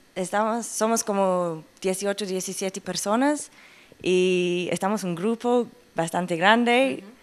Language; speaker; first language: Spanish; non-native, learner; English